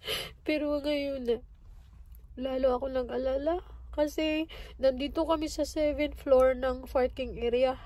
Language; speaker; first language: Filipino; native; Filipino